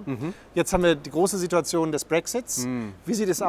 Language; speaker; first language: German; native; German